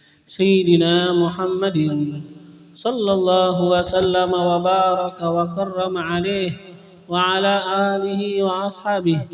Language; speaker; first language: Arabic; non-native, fluent; Indonesian